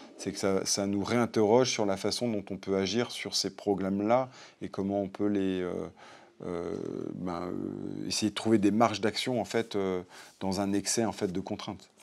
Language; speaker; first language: French; native; French